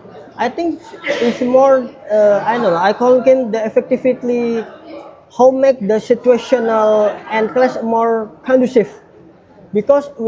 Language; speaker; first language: English; non-native, learner; Indonesian